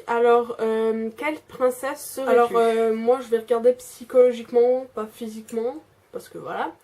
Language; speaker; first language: French; native; French